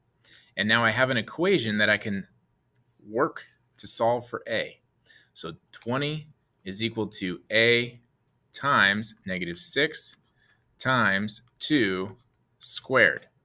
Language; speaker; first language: English; native; English